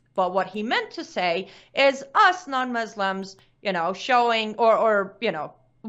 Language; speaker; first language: English; non-native, fluent; Persian